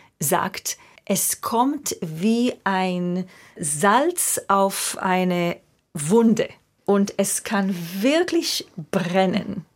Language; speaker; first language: German; non-native, fluent; Hebrew